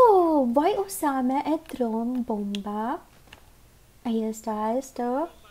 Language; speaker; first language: Spanish; non-native, learner; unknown